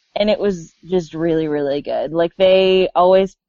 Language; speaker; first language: English; native; English